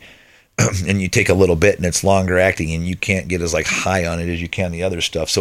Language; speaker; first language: English; native; English